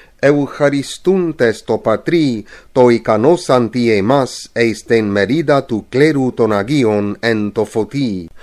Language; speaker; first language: Greek; non-native, learner; English